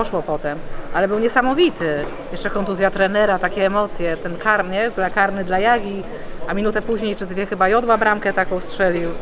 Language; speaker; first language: Polish; native; Polish